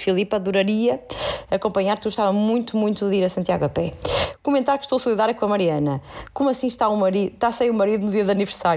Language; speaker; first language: Portuguese; native; Portuguese